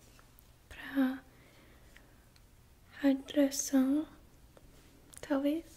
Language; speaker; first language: Portuguese; non-native, learner; English